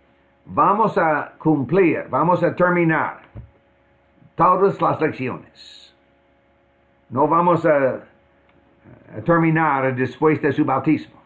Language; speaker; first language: Spanish; non-native, fluent; English